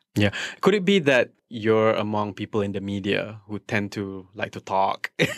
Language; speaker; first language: English; non-native, local second language; Malay